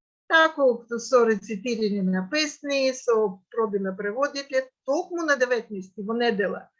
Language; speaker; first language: Macedonian; non-native, fluent; Russian